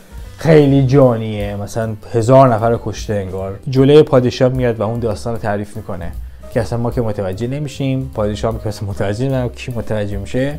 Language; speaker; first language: Persian; native; Persian